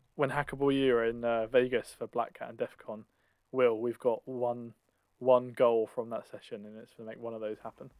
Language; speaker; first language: English; native; English